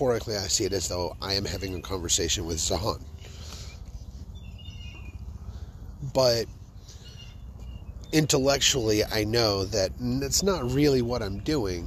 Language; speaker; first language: English; native; English